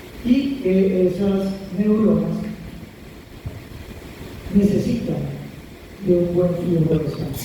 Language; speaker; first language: Spanish; native; Spanish